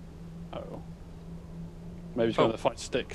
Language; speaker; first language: English; native; English